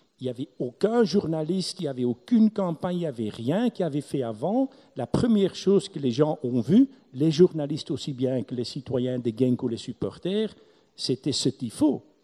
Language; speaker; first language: French; non-native, local second language; Dutch